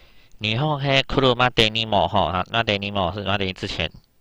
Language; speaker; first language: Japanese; non-native, fluent; Chinese